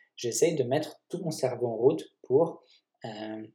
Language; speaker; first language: French; non-native, fluent; Polish